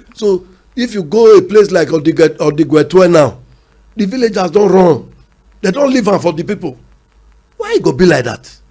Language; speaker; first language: Nigerian Pidgin; non-native, local second language; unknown